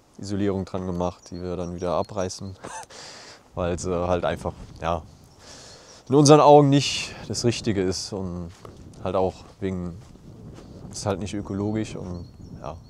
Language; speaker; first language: German; native; German